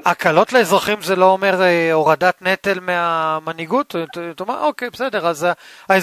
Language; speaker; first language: Hebrew; native; Hebrew